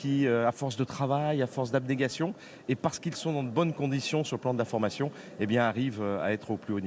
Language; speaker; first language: French; native; French